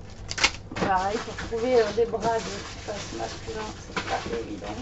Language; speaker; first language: French; native; French